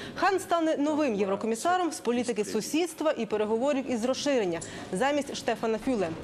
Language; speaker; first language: Ukrainian; native; Ukrainian